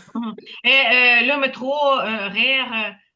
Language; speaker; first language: French; non-native, fluent; Ukrainian